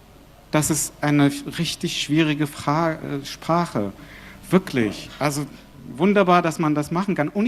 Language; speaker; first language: German; non-native, fluent; Arabic